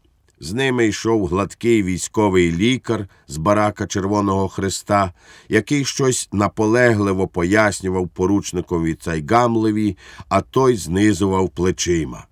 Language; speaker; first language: Ukrainian; native; Ukrainian